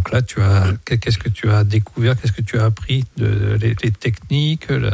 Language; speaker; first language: French; native; French